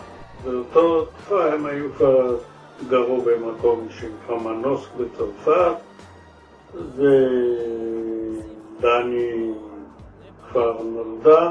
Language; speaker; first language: Hebrew; non-native, fluent; Arabic